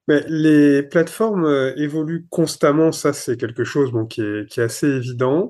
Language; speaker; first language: French; native; French